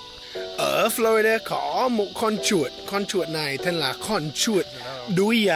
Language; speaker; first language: Vietnamese; non-native, learner; English